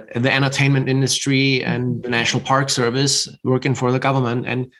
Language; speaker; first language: English; non-native, fluent; German